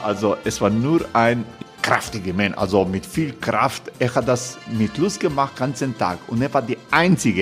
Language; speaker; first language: German; non-native, learner; Croatian